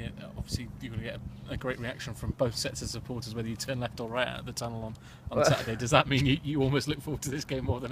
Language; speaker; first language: English; native; English